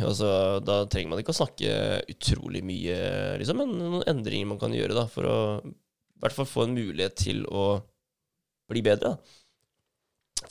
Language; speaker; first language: Norwegian; native; Norwegian